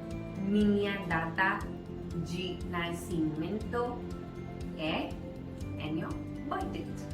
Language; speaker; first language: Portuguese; non-native, learner; Hindi